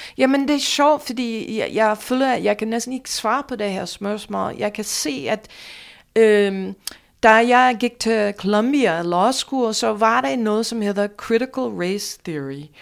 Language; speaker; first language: Danish; non-native, fluent; English